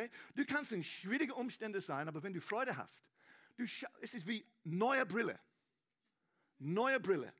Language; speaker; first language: German; non-native, learner; English